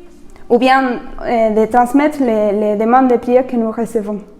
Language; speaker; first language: French; non-native, fluent; Spanish